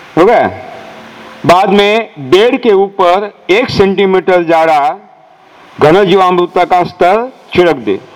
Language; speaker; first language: Hindi; non-native, local second language; Marathi